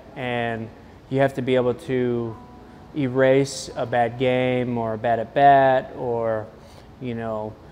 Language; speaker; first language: English; native; English